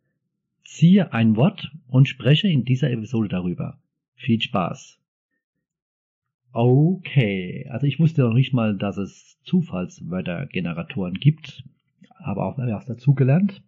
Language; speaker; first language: German; native; German